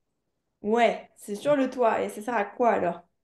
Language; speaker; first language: French; native; French